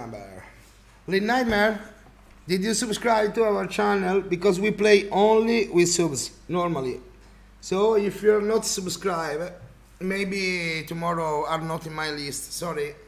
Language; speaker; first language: English; non-native, learner; Italian